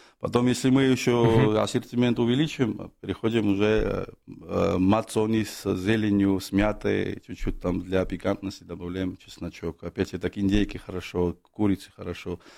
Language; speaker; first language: Russian; non-native, fluent; Georgian